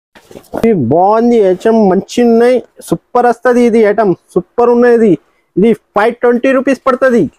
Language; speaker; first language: Telugu; non-native, local second language; Urdu